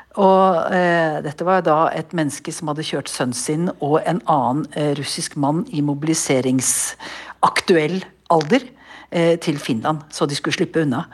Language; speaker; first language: Norwegian; native; Norwegian